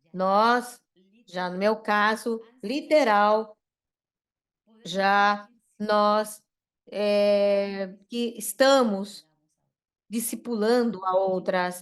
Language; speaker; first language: Portuguese; non-native, fluent; Spanish